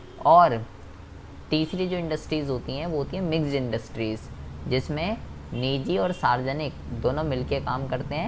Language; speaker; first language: Hindi; native; Hindi